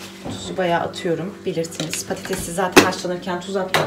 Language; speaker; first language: Turkish; native; Turkish